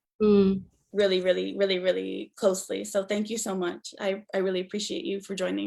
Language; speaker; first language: English; native; English